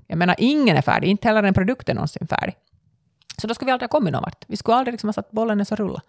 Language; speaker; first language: Swedish; native; Swedish